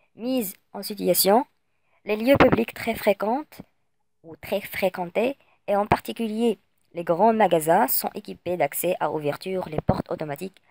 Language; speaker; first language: French; non-native, local second language; Arabic